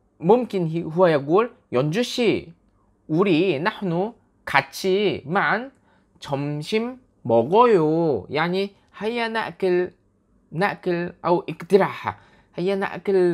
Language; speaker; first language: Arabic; non-native, fluent; Korean